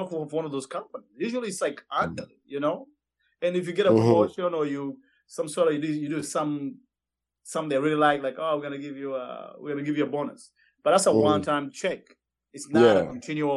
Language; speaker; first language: English; non-native, local second language; Kinyarwanda